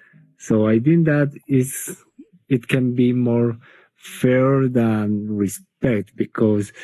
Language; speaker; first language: English; non-native, learner; Spanish